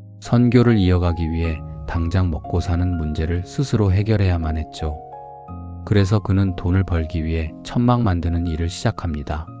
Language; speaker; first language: Korean; native; Korean